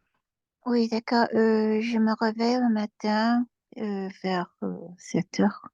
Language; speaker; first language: French; non-native, learner; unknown